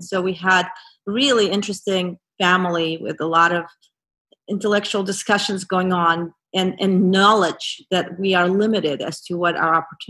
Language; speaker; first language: English; non-native, fluent; Azerbaijani